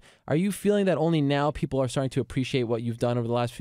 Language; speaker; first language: English; native; English